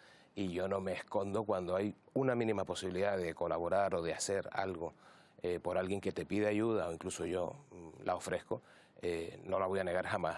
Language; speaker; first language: Spanish; native; Spanish